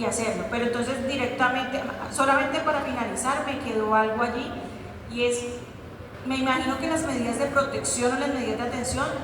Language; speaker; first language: Spanish; native; Spanish